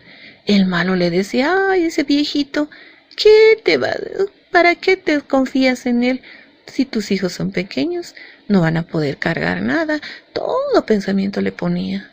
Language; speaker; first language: Spanish; native; Spanish